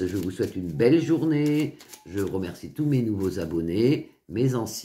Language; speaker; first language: French; native; French